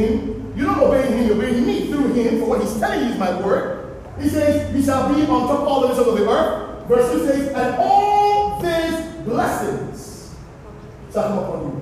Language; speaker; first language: English; non-native, local second language; Yoruba